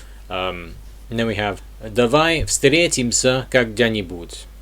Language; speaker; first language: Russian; non-native, learner; English